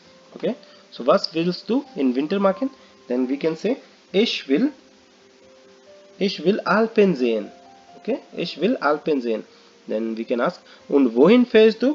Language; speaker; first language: German; non-native, learner; Hindi